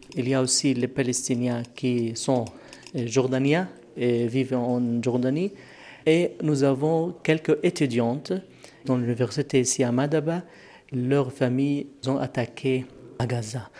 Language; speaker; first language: French; non-native, fluent; Arabic